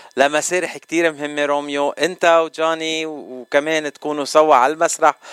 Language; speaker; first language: Arabic; native; Arabic